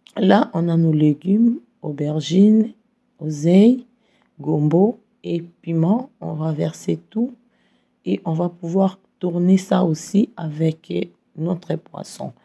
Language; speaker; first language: French; non-native, local second language; Lingala